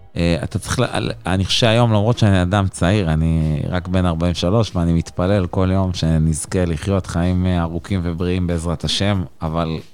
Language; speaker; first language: Hebrew; native; Hebrew